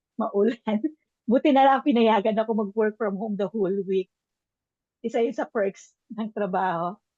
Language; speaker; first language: Filipino; native; Filipino